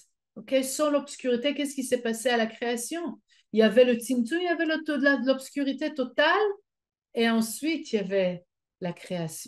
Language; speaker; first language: French; non-native, fluent; Hebrew